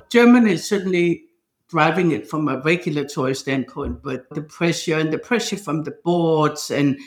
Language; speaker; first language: English; non-native, fluent; Danish